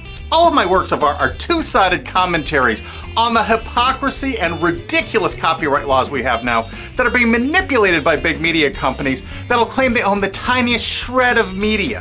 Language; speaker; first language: English; native; English